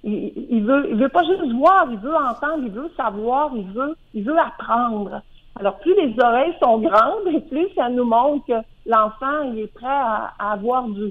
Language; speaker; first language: French; native; French